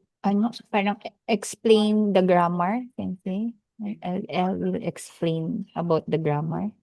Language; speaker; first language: English; non-native, local second language; Filipino